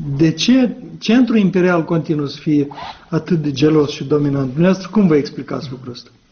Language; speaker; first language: Romanian; native; Romanian